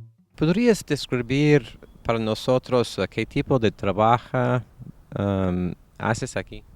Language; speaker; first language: Spanish; non-native, fluent; English